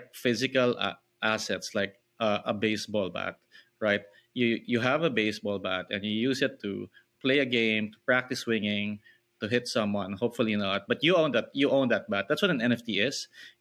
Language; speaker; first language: English; non-native, local second language; Filipino